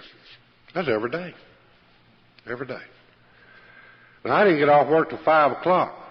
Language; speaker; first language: English; native; English